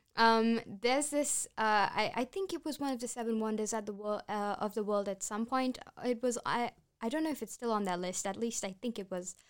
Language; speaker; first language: English; non-native, local second language; Sinhala